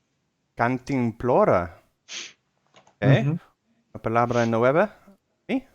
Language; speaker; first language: Spanish; non-native, learner; English